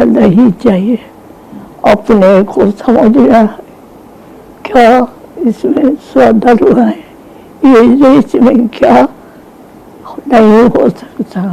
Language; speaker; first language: Hindi; non-native, fluent; Japanese